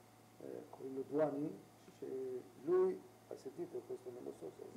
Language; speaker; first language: Italian; non-native, local second language; Arabic